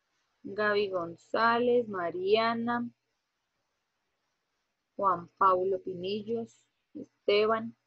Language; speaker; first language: Spanish; native; Spanish